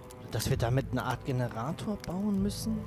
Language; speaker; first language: German; native; German